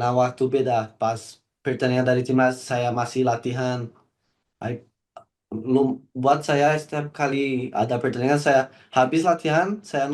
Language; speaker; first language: Indonesian; non-native, learner; Portuguese